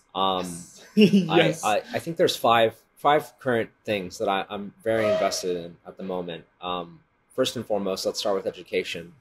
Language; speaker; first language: English; native; English